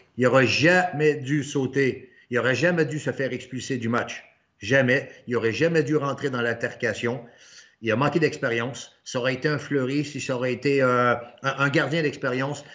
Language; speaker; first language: French; native; French